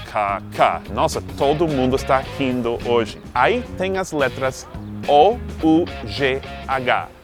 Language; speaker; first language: Portuguese; non-native, fluent; English